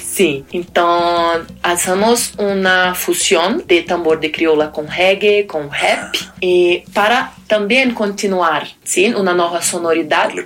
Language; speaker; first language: Spanish; non-native, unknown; Portuguese